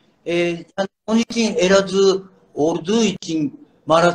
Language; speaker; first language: Turkish; non-native, learner; Japanese